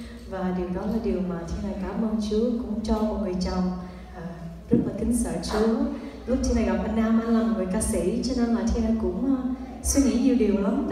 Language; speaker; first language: Vietnamese; early bilingual, heritage; Vietnamese